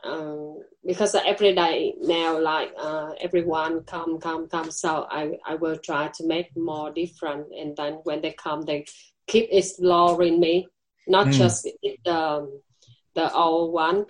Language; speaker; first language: English; non-native, learner; Vietnamese